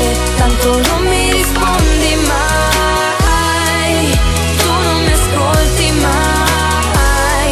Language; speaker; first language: Italian; native; Italian